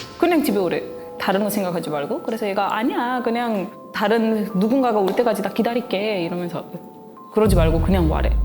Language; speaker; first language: Korean; non-native, fluent; Hindi